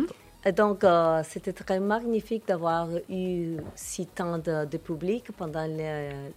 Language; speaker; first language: French; non-native, fluent; Spanish